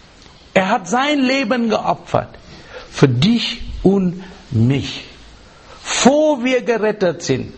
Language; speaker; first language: German; non-native, learner; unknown